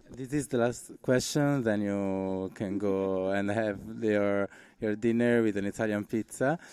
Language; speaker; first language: English; non-native, fluent; Italian